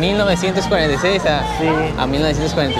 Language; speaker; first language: Spanish; native; Spanish